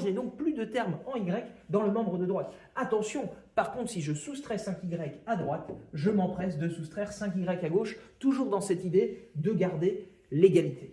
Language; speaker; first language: French; native; French